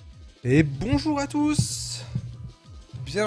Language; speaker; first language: French; native; French